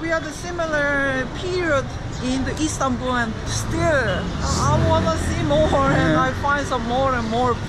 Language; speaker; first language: English; non-native, learner; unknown